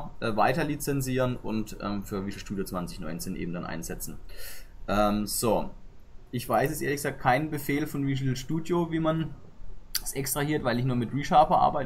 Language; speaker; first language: German; native; German